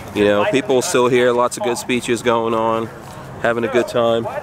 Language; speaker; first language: English; native; English